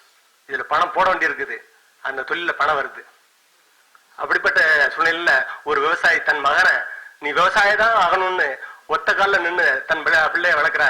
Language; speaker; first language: Tamil; native; Tamil